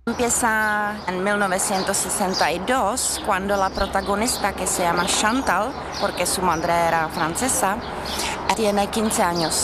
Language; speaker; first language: Spanish; non-native, fluent; Czech